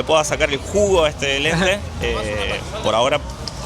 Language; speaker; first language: Spanish; native; Spanish